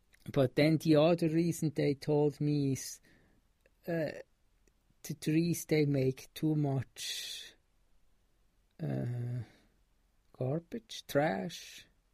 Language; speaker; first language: English; non-native, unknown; Swiss German